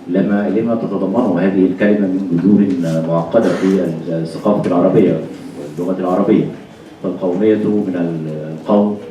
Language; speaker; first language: Arabic; native; Arabic